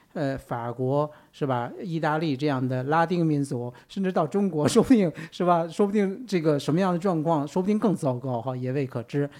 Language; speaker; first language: Chinese; native; Chinese